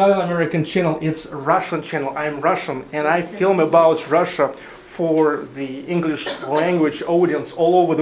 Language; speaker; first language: English; non-native, fluent; Russian